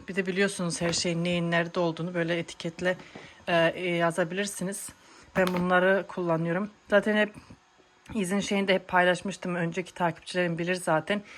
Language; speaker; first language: Turkish; early bilingual, heritage; Turkish